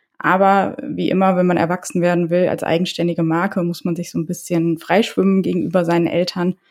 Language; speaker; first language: German; early bilingual, other home language; Polish